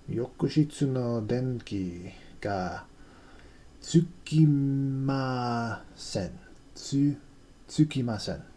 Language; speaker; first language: Japanese; non-native, learner; English